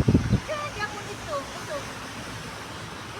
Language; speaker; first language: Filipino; non-native, local second language; Cebuano